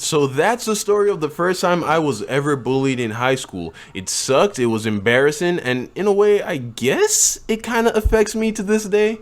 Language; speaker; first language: English; native; English